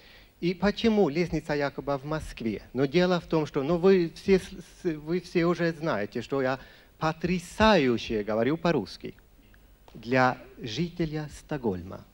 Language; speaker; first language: Russian; non-native, fluent; Swedish